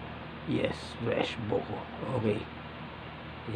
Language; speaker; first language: English; non-native, learner; Filipino